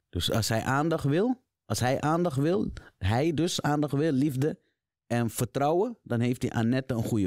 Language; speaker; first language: Dutch; native; Dutch